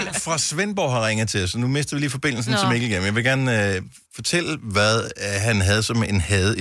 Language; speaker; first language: Danish; native; Danish